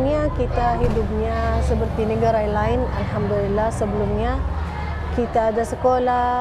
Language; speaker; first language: Indonesian; non-native, fluent; Arabic